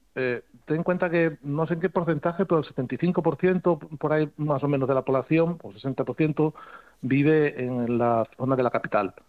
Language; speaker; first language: Spanish; native; Spanish